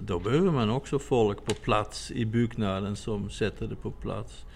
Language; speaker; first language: Swedish; non-native, fluent; Dutch